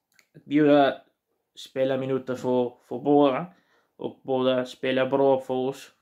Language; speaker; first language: Swedish; non-native, learner; Portuguese